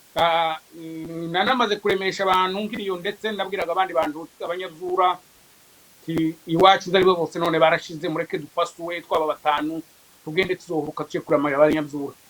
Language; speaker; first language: Kinyarwanda; native; Kinyarwanda